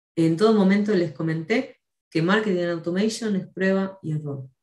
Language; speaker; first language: Spanish; native; Spanish